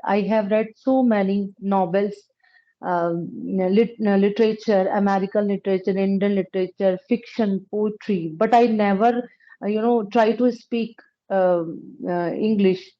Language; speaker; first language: English; non-native, local second language; Punjabi